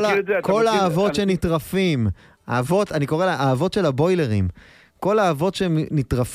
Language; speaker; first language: Hebrew; native; Hebrew